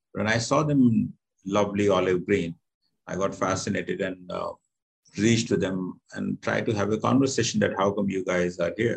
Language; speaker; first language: English; non-native, local second language; Hindi